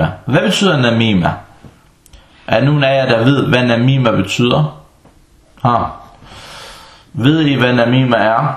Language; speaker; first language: Danish; non-native, fluent; Arabic